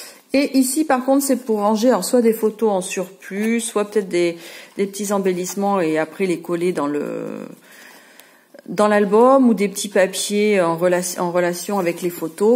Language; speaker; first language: French; native; French